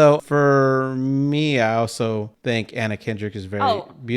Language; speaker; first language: English; native; English